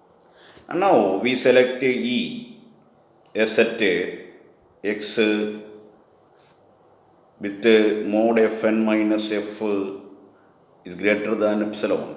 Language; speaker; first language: English; non-native, local second language; Malayalam